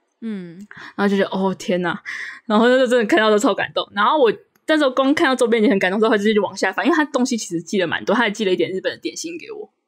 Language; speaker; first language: Chinese; native; Chinese